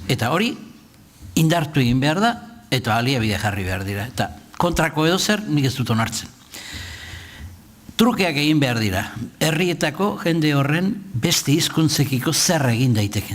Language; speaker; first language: Basque; native; Basque